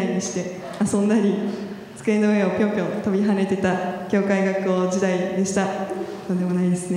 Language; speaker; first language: Japanese; native; Japanese